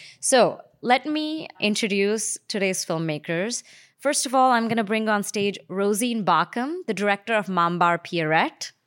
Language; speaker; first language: English; native; English